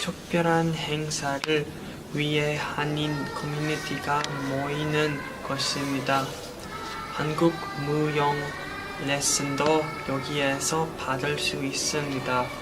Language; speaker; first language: Korean; early bilingual, other home language; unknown